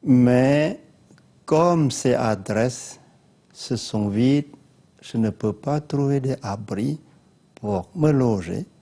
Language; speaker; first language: French; non-native, learner; Lao